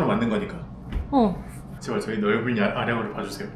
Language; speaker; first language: Korean; native; Korean